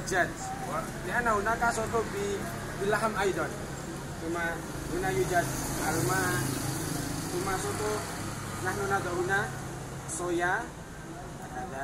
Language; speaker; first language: Arabic; non-native, learner; Indonesian